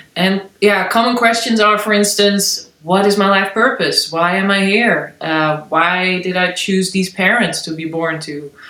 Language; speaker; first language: English; non-native, fluent; Dutch